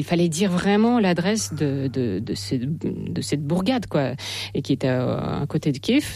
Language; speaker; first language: French; non-native, fluent; Russian